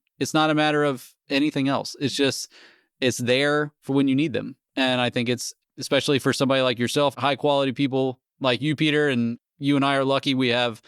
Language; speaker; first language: English; native; English